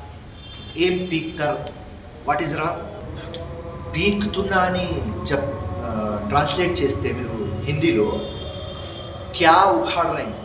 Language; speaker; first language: Telugu; non-native, local second language; Urdu